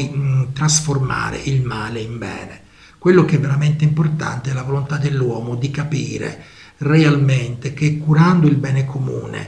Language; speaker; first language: Italian; native; Italian